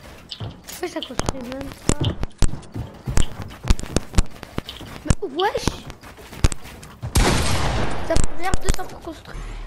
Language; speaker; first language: French; native; French